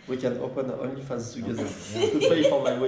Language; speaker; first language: English; non-native, learner; French